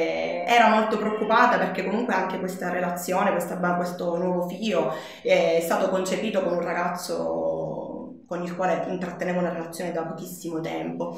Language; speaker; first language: Italian; native; Italian